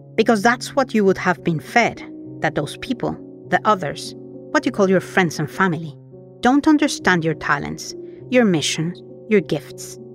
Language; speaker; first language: English; non-native, fluent; Spanish